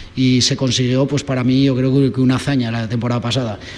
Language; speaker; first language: Spanish; native; Spanish